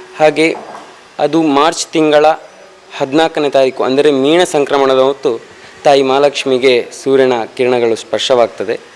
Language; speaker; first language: Kannada; native; Kannada